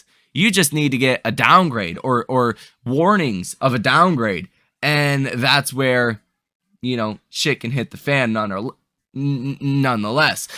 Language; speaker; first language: English; native; English